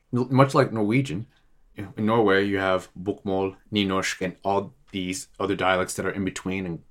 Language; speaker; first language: English; non-native, fluent; Tigrinya